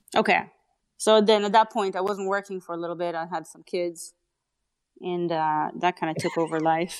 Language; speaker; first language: English; native; English